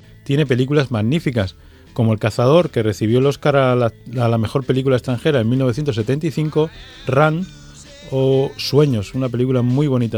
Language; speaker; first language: Spanish; native; Spanish